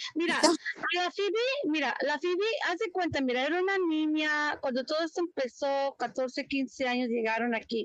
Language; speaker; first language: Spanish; early bilingual, heritage; Spanish